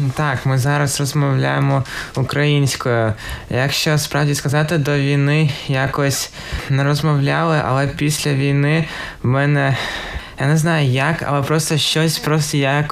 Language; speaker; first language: Ukrainian; non-native, local second language; Russian